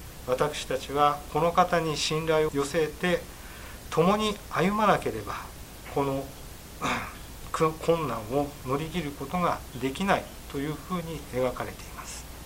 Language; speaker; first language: Japanese; native; Japanese